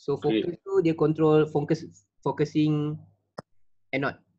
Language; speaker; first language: English; non-native, local second language; Malay